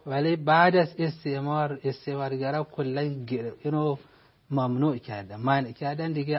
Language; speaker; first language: Persian; non-native, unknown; Hausa